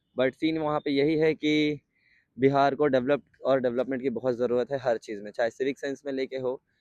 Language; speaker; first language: Hindi; native; Hindi